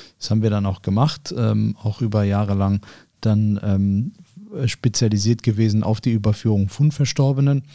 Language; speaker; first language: German; early bilingual, other home language; Arabic